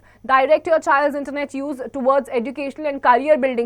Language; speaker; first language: English; non-native, local second language; Hindi